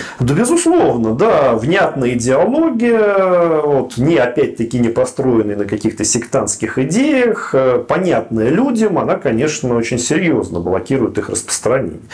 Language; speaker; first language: Russian; native; Russian